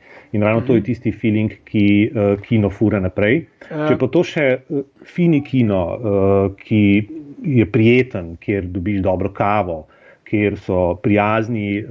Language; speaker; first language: Slovenian; native; Slovenian